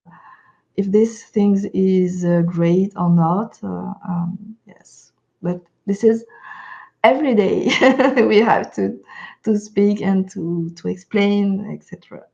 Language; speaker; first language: English; non-native, fluent; French